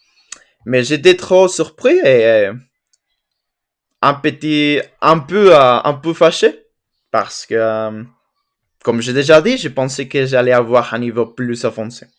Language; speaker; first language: French; non-native, fluent; Spanish